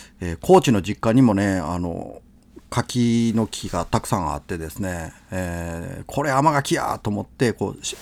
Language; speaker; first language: Japanese; native; Japanese